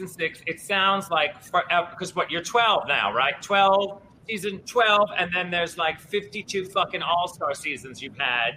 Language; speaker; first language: English; native; English